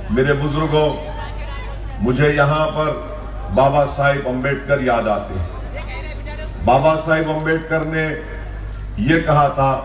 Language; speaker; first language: Urdu; native; Urdu